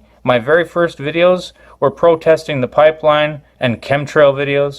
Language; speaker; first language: English; native; English